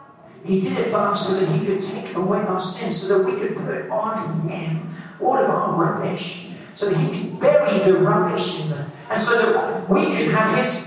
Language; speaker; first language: English; native; English